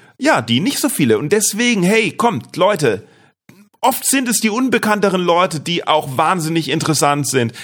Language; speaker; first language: German; native; German